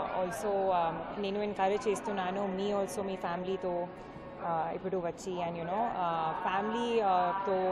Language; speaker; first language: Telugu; non-native, learner; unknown